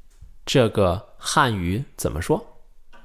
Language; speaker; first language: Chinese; non-native, fluent; English